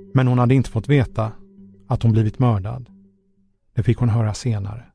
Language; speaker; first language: Swedish; native; Swedish